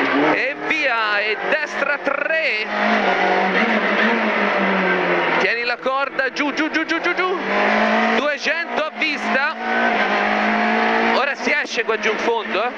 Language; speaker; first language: Italian; native; Italian